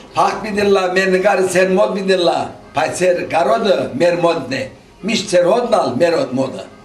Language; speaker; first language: Armenian; early bilingual, heritage; Armenian